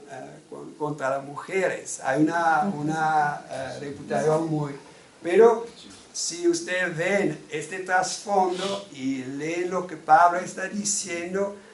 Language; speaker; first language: Spanish; non-native, fluent; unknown